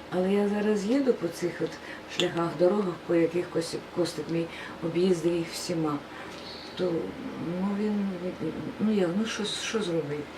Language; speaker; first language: Ukrainian; non-native, local second language; Russian